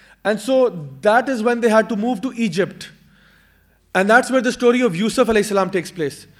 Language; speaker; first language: English; non-native, local second language; Urdu